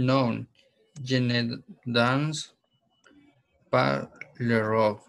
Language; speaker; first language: French; non-native, learner; Spanish